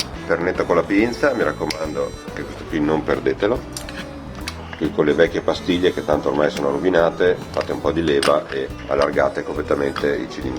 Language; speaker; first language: Italian; native; Italian